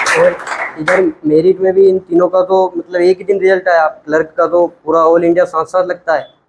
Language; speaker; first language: Hindi; native; Hindi